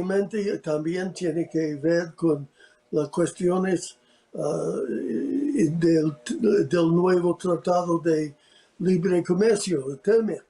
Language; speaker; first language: Spanish; non-native, fluent; English